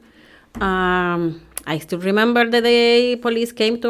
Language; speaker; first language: English; non-native, fluent; Spanish